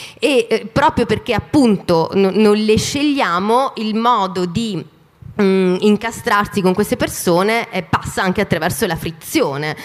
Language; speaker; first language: Italian; native; Italian